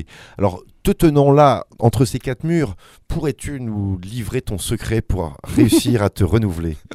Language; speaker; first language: French; native; French